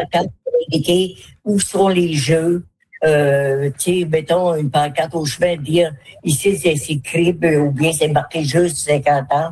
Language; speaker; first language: French; native; French